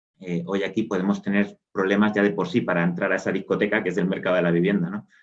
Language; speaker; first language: Spanish; native; Spanish